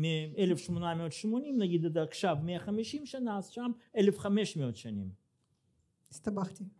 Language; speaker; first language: Hebrew; non-native, fluent; Russian